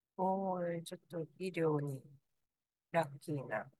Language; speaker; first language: Japanese; early bilingual, other home language; Korean